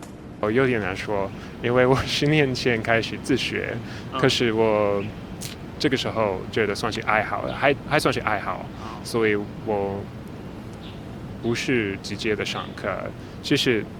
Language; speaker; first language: Chinese; non-native, fluent; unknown